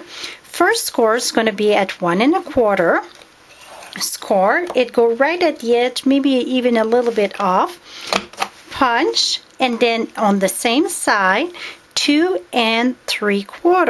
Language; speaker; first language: English; non-native, fluent; French